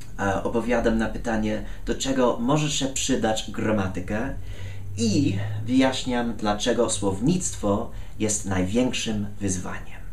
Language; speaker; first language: Polish; non-native, fluent; English